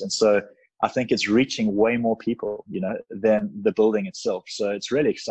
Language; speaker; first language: English; native; English